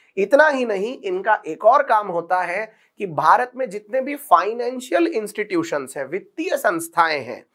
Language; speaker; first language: Hindi; non-native, local second language; Marathi